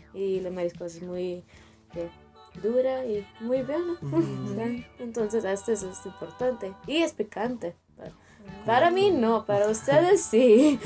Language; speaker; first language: Spanish; non-native, learner; Telugu